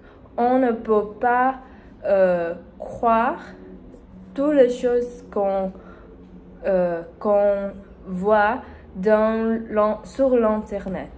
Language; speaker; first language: French; non-native, learner; Spanish